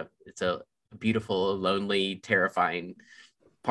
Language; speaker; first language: English; native; English